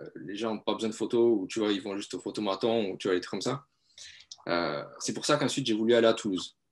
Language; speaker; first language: French; native; French